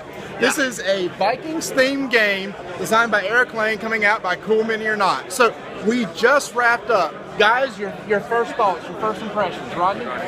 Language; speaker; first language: English; native; English